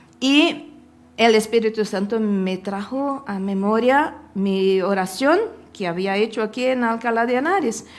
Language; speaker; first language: Spanish; non-native, fluent; Portuguese